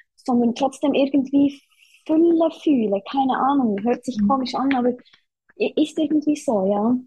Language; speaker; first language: German; native; German